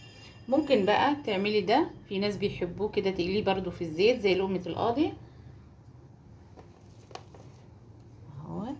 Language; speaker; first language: Arabic; native; Arabic